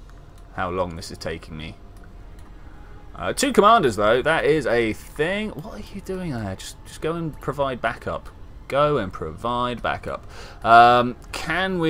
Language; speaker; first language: English; native; English